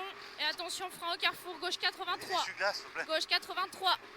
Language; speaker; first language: French; native; French